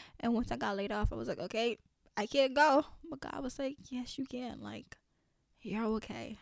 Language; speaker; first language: English; early bilingual, other home language; Haitian Creole